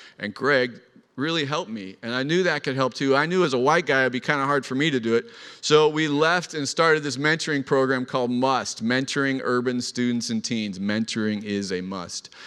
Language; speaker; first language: English; native; English